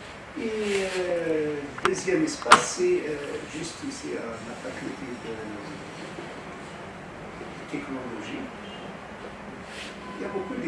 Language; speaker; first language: French; non-native, local second language; Arabic